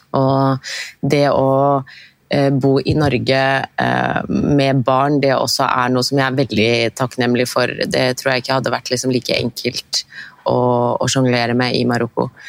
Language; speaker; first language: Norwegian; early bilingual, other home language; Arabic